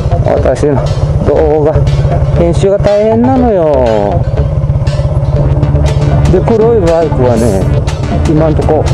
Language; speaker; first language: Japanese; native; Japanese